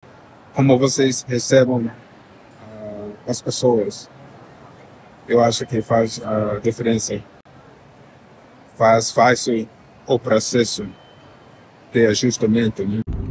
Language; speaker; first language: Portuguese; non-native, fluent; English